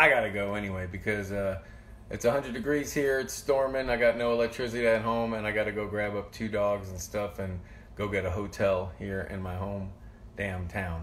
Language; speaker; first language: English; native; English